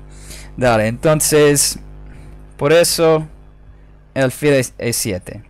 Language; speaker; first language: Spanish; non-native, fluent; English